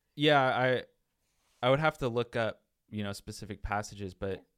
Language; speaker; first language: English; native; English